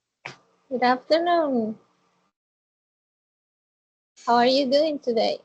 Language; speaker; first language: English; non-native, fluent; Spanish